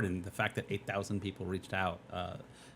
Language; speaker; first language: English; native; English